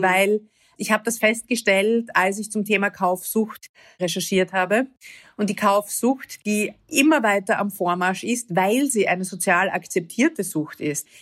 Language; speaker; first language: German; native; German